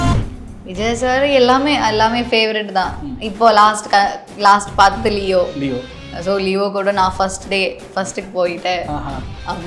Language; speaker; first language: Tamil; non-native, learner; Malayalam